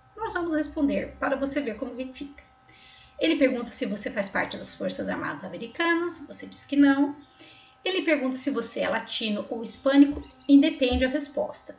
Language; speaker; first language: Portuguese; native; Portuguese